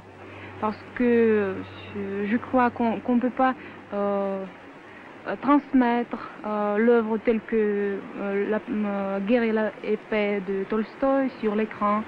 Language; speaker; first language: French; non-native, fluent; Russian